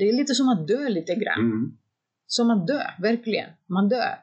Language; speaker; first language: Swedish; non-native, fluent; Greek